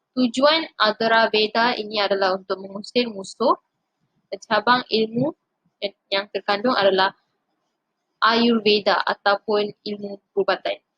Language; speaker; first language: Malay; non-native, local second language; Tamil